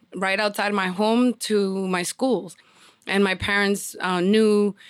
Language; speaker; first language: English; early bilingual, other home language; Spanish